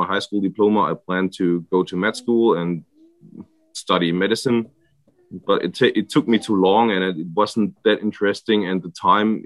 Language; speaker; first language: English; non-native, fluent; German